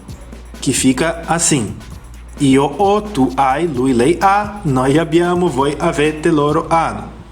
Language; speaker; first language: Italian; non-native, fluent; Portuguese